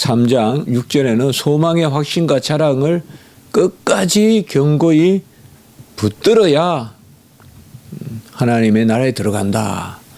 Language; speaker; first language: Korean; native; Korean